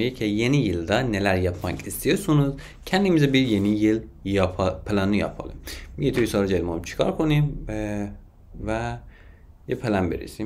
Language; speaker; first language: Turkish; non-native, fluent; Persian